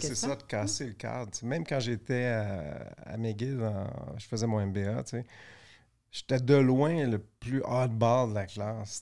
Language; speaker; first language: French; native; French